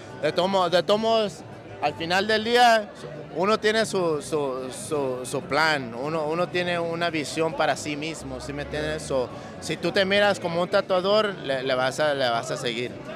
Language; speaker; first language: Spanish; early bilingual, heritage; Spanish